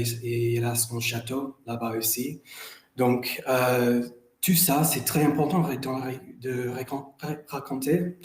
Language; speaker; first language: French; non-native, fluent; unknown